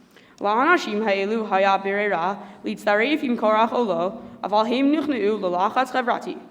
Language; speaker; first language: Hebrew; non-native, learner; English